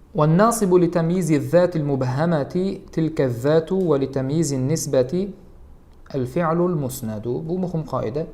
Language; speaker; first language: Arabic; non-native, fluent; Uzbek